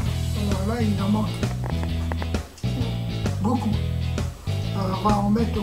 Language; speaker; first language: French; native; French